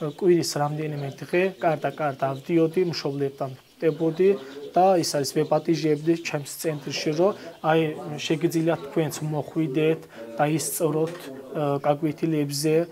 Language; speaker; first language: Georgian; non-native, local second language; Azerbaijani